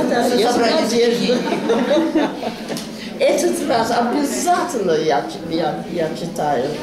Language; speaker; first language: Russian; non-native, learner; English